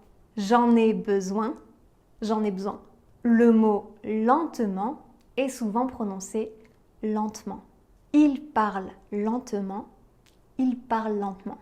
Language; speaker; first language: French; native; French